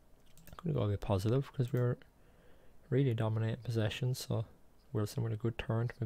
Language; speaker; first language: English; native; English